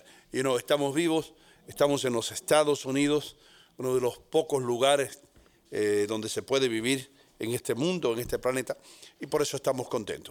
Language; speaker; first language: Spanish; native; Spanish